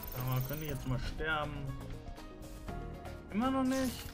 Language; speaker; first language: German; native; German